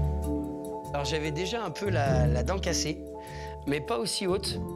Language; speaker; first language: French; native; French